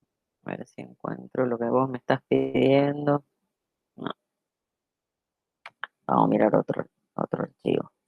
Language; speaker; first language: Spanish; native; Spanish